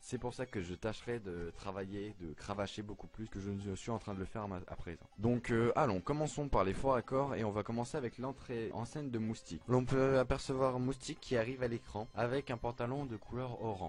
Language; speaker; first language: French; native; French